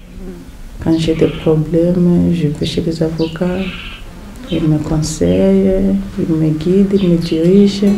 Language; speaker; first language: French; non-native, local second language; Swahili